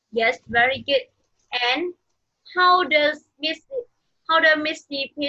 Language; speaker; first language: English; non-native, fluent; Vietnamese